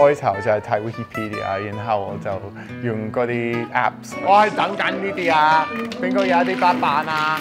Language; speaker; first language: Chinese; non-native, fluent; English